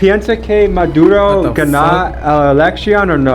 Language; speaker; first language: Spanish; non-native, learner; English